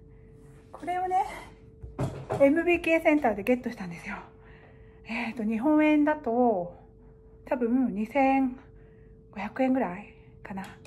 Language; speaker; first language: Japanese; native; Japanese